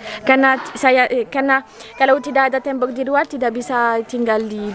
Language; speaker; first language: Indonesian; non-native, learner; French